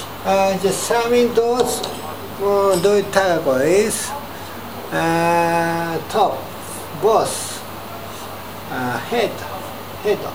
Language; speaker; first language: English; non-native, learner; Japanese